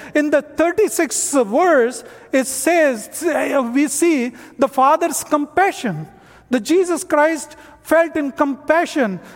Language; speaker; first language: English; non-native, local second language; Hindi